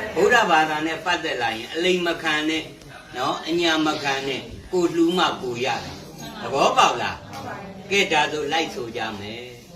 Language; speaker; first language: Burmese; native; Burmese